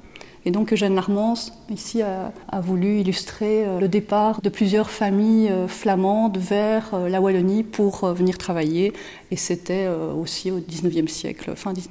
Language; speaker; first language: French; native; French